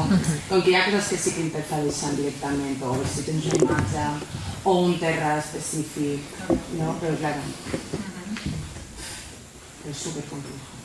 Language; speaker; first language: Catalan; non-native, local second language; Spanish